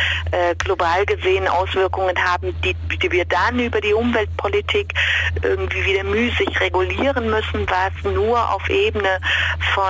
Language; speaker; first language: German; native; German